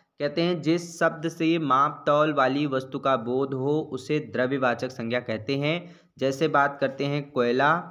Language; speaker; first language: Hindi; native; Hindi